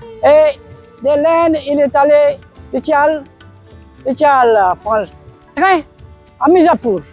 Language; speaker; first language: French; non-native, local second language; Morisyen